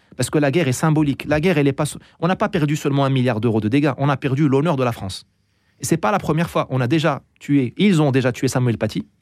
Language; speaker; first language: French; non-native, local second language; Arabic